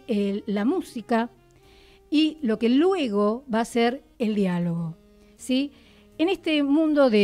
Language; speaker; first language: Spanish; native; Spanish